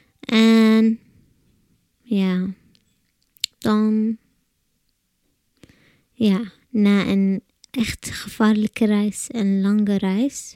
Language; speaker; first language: Dutch; non-native, learner; Arabic